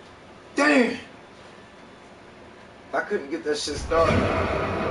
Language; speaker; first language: English; native; English